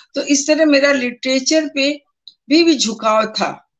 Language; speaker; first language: Hindi; native; Hindi